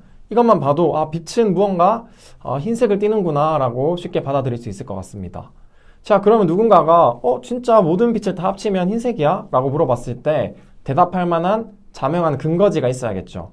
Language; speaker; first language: Korean; native; Korean